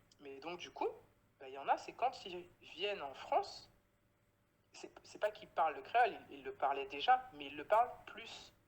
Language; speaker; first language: French; native; French